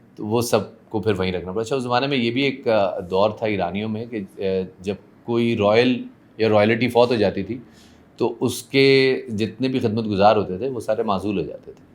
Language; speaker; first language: Urdu; non-native, local second language; Persian